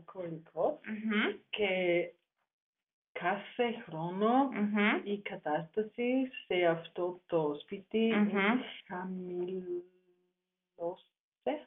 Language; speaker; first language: Greek; non-native, learner; German